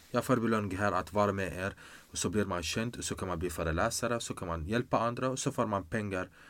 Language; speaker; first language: Swedish; non-native, fluent; Arabic